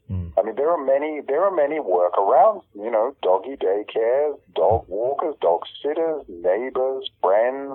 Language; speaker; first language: English; native; English